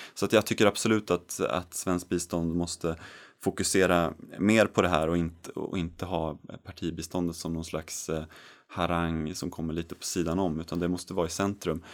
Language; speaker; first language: Swedish; native; Swedish